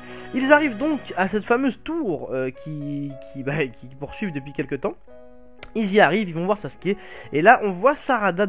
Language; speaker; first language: French; native; French